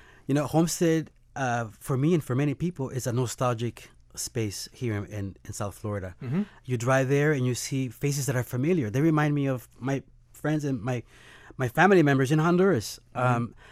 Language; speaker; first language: English; early bilingual, other home language; Spanish